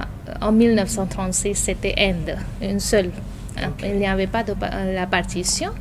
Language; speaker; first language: French; non-native, fluent; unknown